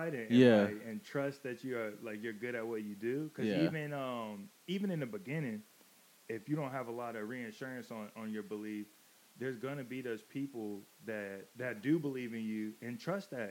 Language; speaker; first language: English; native; English